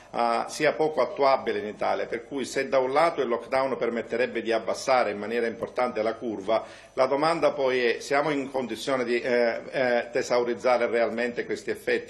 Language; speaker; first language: Italian; native; Italian